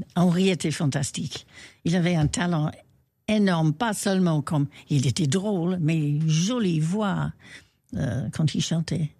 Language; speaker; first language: French; non-native, fluent; English